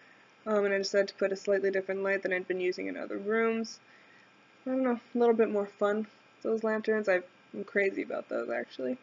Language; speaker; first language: English; native; English